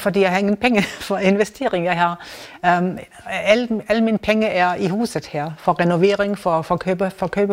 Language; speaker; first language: Danish; non-native, learner; German